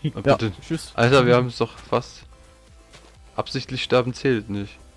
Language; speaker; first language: German; native; German